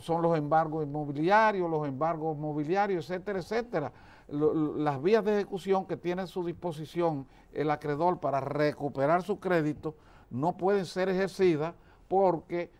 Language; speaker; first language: Spanish; native; Spanish